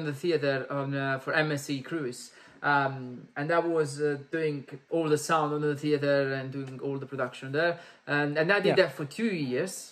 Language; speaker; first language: English; non-native, fluent; Italian